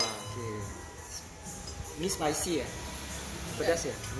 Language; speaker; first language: Indonesian; non-native, learner; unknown